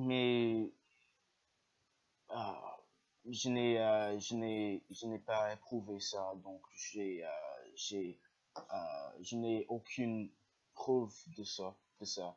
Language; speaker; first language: French; non-native, learner; English